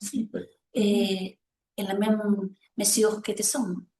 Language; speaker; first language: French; non-native, learner; Spanish